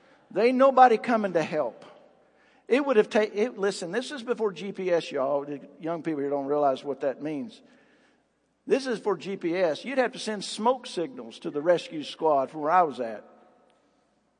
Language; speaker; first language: English; native; English